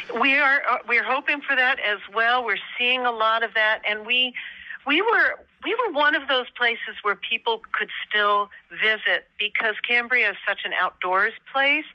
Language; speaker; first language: English; native; English